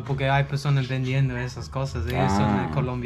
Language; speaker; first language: Spanish; non-native, learner; English